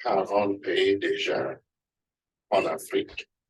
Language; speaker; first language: French; non-native, learner; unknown